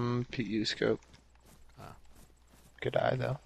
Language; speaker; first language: English; native; English